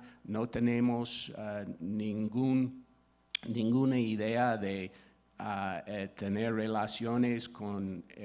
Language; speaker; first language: Spanish; non-native, fluent; English